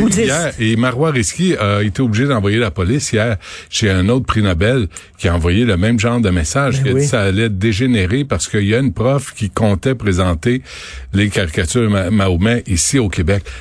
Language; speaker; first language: French; native; French